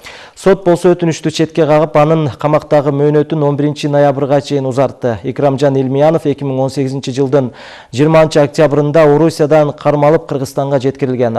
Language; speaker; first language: Kyrgyz; native; Kyrgyz